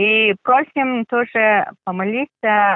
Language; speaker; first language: Russian; non-native, fluent; Mongolian